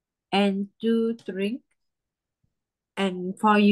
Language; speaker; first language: English; non-native, learner; Vietnamese